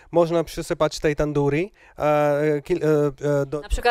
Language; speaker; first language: Polish; non-native, learner; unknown